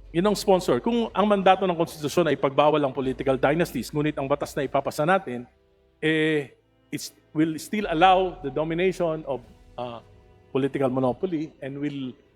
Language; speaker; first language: Filipino; native; Filipino